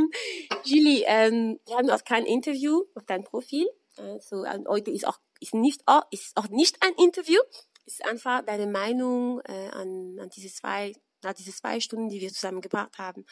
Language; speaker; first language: German; non-native, fluent; French